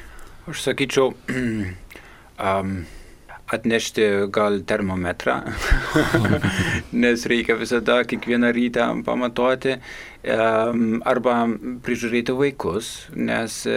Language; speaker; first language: Lithuanian; non-native, fluent; German